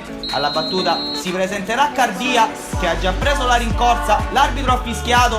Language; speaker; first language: Italian; native; Italian